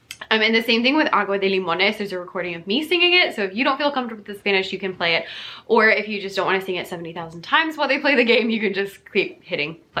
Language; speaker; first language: English; native; English